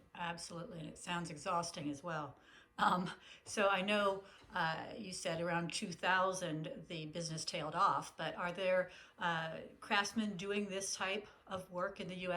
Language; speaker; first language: English; native; English